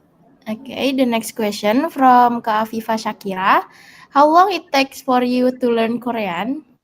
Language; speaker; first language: English; non-native, learner; Indonesian